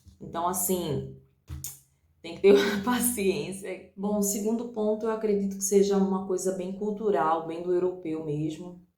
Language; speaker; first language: Portuguese; native; Portuguese